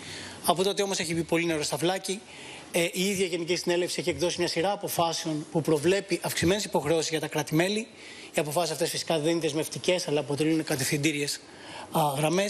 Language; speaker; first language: Greek; native; Greek